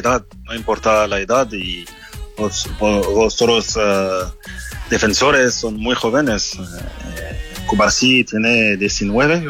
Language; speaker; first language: Spanish; non-native, fluent; French